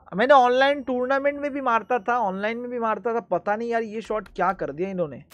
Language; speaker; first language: Hindi; non-native, local second language; Bangla